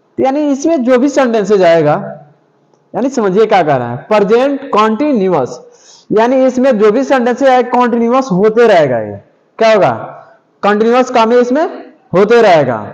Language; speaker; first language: Hindi; native; Hindi